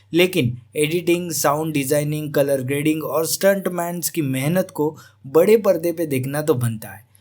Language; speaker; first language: Hindi; non-native, local second language; Marathi